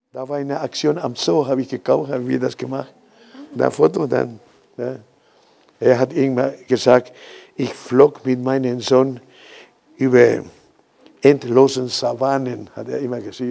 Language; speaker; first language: German; non-native, fluent; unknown